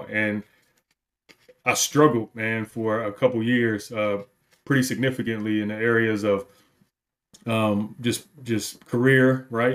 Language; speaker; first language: English; native; English